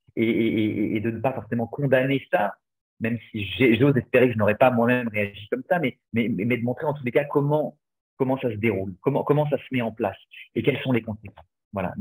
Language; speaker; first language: French; native; French